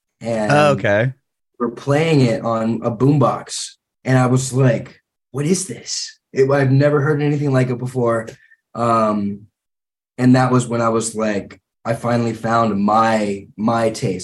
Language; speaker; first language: English; native; English